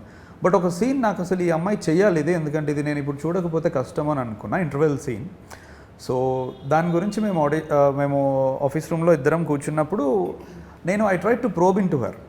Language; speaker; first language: Telugu; native; Telugu